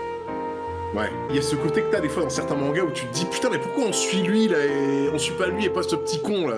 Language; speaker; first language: French; native; French